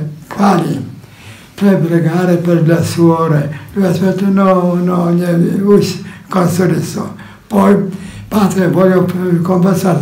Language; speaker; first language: Italian; non-native, learner; Polish